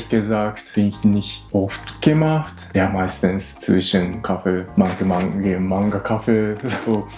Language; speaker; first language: German; non-native, learner; Japanese